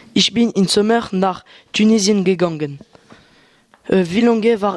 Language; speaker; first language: German; non-native, learner; French